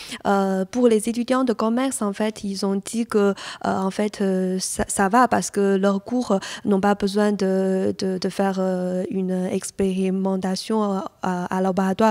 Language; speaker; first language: French; non-native, fluent; Chinese